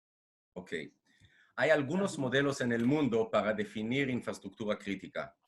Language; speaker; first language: Spanish; non-native, fluent; Hebrew